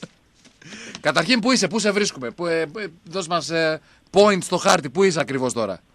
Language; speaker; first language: Greek; native; Greek